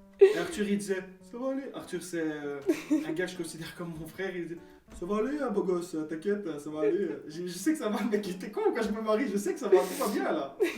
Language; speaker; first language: French; native; French